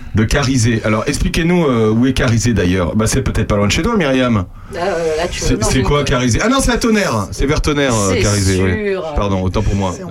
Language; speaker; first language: French; native; French